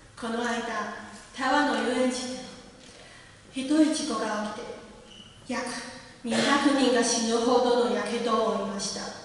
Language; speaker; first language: Japanese; non-native, learner; Chinese